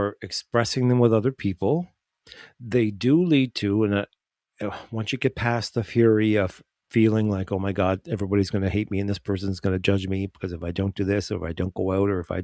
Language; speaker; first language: English; native; English